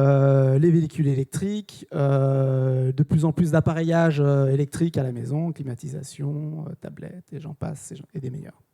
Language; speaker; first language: French; native; French